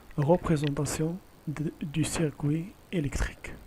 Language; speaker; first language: French; non-native, local second language; Arabic